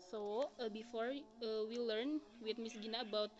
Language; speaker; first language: English; non-native, learner; Indonesian